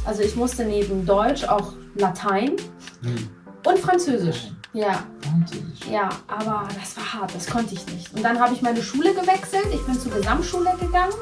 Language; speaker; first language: German; non-native, fluent; Persian